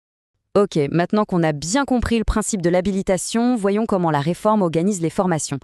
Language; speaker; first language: French; native; French